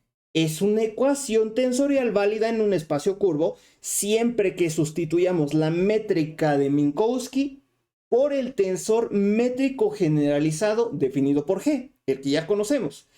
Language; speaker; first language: Spanish; native; Spanish